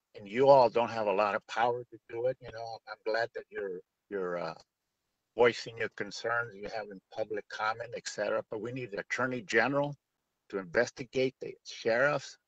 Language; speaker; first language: English; native; English